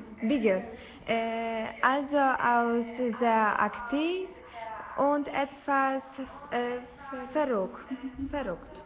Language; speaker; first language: German; non-native, learner; Polish